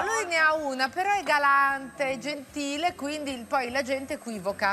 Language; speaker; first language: Italian; native; Italian